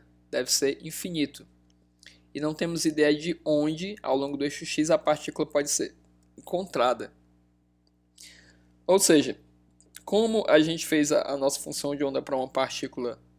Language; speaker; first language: Portuguese; native; Portuguese